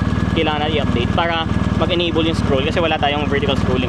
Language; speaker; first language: Filipino; native; Filipino